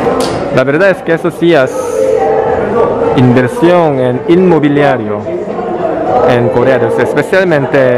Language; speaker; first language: Spanish; non-native, fluent; Korean